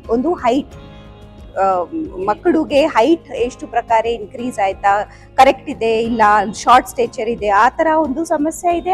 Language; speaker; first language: Kannada; non-native, fluent; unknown